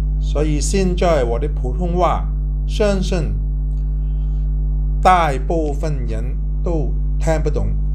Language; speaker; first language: Chinese; non-native, local second language; Cantonese